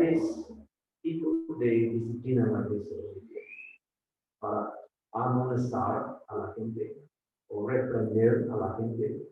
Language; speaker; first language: Spanish; non-native, fluent; English